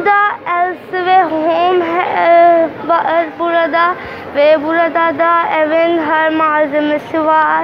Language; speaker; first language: Turkish; non-native, learner; Urdu